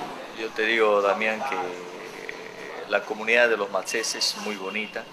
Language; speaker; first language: Spanish; native; Spanish